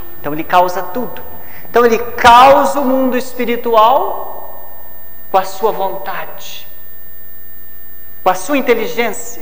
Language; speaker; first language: Portuguese; native; Portuguese